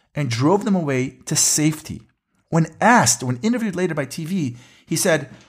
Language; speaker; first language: English; early bilingual, other home language; Hebrew